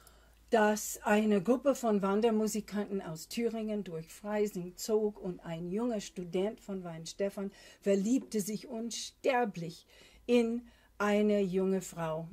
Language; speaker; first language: German; non-native, fluent; English